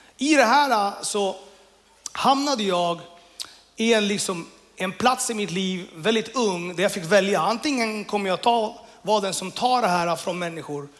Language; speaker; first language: Swedish; early bilingual, other home language; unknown